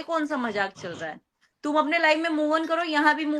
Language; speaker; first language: Hindi; native; Hindi